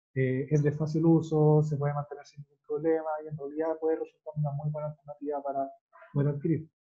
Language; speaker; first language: Spanish; native; Spanish